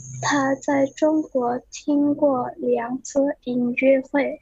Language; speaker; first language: Chinese; non-native, learner; Indonesian